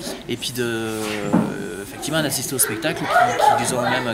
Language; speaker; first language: French; native; French